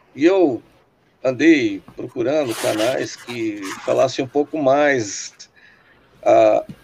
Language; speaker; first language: Portuguese; native; Portuguese